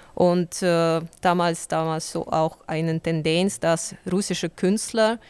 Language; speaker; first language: German; non-native, fluent; Ukrainian